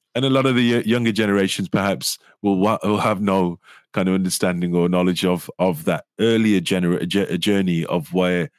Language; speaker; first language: English; native; English